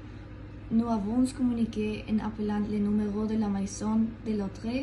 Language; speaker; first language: French; non-native, learner; Spanish